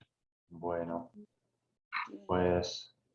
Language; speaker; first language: Spanish; native; Spanish